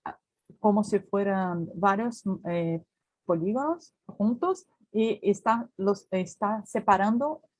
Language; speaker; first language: Spanish; non-native, learner; Portuguese